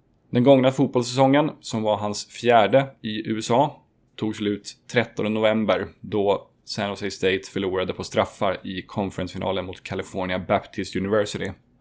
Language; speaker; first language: Swedish; native; Swedish